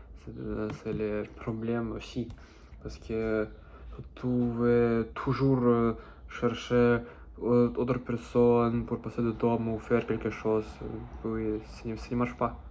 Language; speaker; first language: French; non-native, learner; Russian